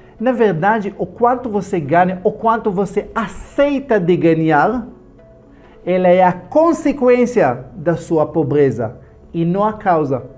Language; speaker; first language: Portuguese; non-native, fluent; Hebrew